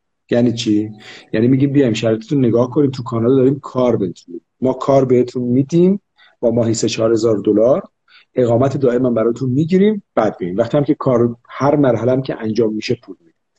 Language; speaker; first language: Persian; native; Persian